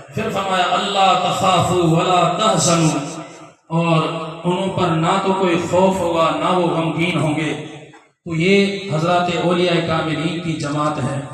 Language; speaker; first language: Urdu; non-native, local second language; Sindhi